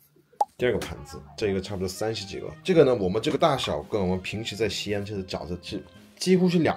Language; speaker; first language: Chinese; non-native, fluent; Korean